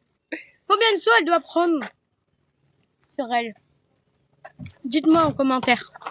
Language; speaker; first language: French; native; French